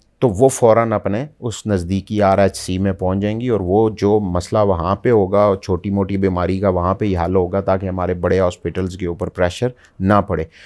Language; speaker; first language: Urdu; native; Urdu